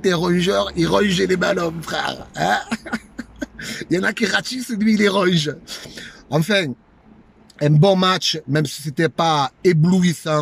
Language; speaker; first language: French; native; French